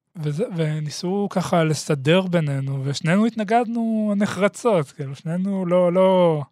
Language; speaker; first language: Hebrew; native; Hebrew